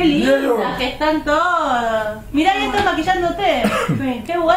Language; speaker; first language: Spanish; native; Spanish